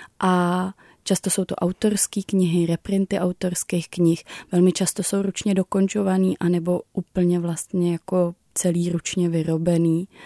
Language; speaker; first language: Czech; native; Czech